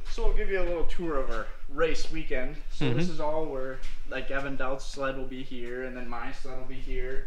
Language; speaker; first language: English; native; English